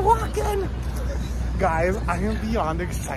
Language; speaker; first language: English; native; English